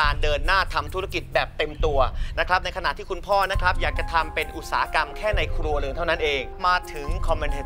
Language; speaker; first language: Thai; native; Thai